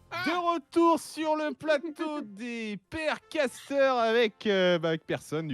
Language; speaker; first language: French; native; French